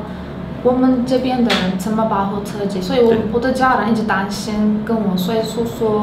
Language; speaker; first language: Chinese; non-native, learner; Turkish